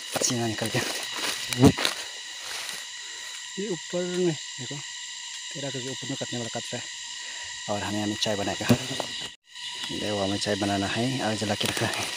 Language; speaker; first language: Hindi; non-native, local second language; Nepali